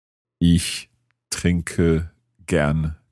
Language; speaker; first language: German; non-native, learner; English